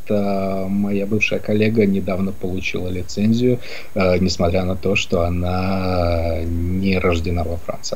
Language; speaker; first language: Russian; native; Russian